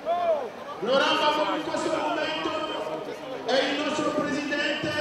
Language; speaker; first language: Italian; non-native, fluent; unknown